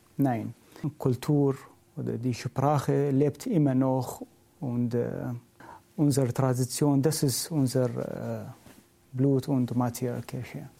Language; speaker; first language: German; non-native, learner; Syriac